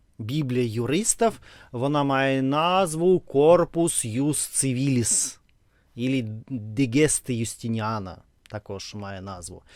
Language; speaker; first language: Ukrainian; non-native, learner; Russian